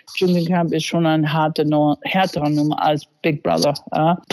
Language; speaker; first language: German; early bilingual, other home language; Spanish